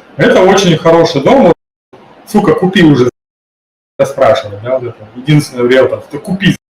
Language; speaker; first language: Russian; native; Russian